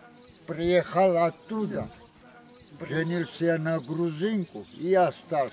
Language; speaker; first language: Russian; non-native, local second language; Turkish